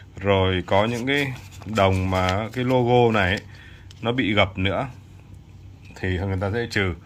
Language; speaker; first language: Vietnamese; native; Vietnamese